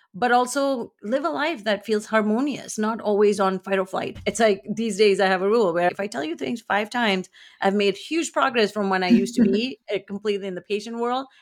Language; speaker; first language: English; non-native, local second language; Gujarati